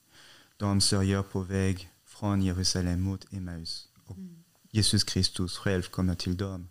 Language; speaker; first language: Swedish; non-native, fluent; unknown